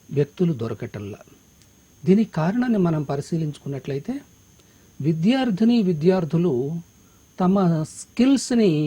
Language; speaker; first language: Telugu; native; Telugu